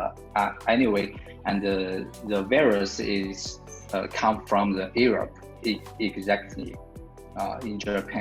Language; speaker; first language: English; non-native, learner; Chinese